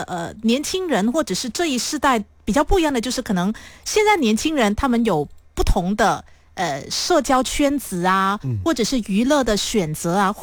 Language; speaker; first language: Chinese; native; Chinese